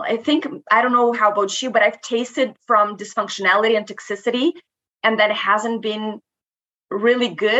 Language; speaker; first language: English; non-native, fluent; Romanian